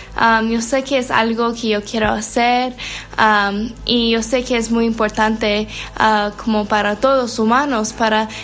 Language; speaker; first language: Spanish; non-native, learner; English